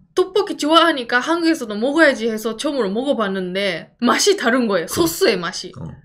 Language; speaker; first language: Korean; non-native, fluent; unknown